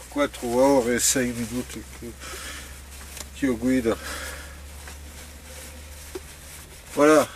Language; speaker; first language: Italian; non-native, fluent; French